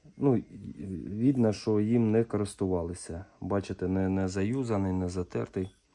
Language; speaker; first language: Ukrainian; non-native, local second language; Russian